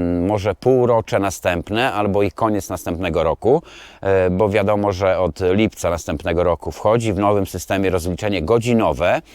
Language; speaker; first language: Polish; native; Polish